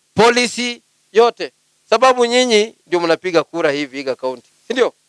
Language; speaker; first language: Swahili; non-native, local second language; Luyia